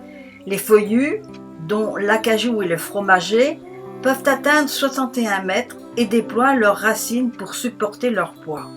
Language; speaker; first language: French; native; French